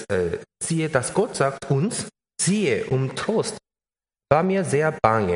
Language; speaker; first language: German; non-native, learner; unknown